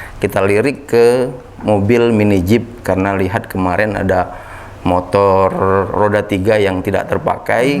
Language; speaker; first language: Indonesian; native; Indonesian